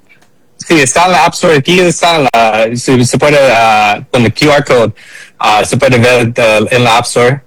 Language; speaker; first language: Spanish; early bilingual, heritage; English